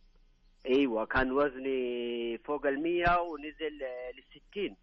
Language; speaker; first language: Arabic; native; Arabic